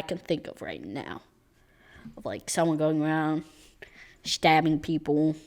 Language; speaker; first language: English; native; English